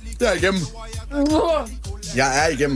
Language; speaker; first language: Danish; native; Danish